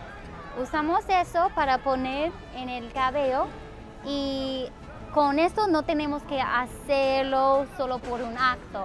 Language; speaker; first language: Spanish; non-native, fluent; English